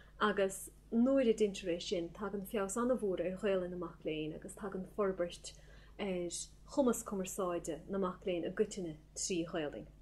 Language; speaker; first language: Irish; native; Irish